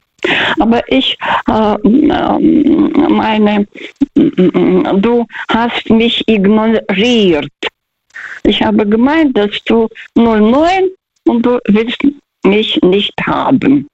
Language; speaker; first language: German; non-native, fluent; Russian